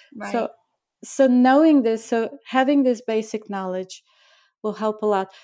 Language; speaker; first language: English; non-native, fluent; Bulgarian